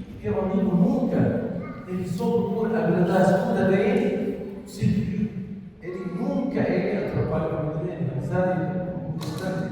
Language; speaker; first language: Portuguese; non-native, fluent; Arabic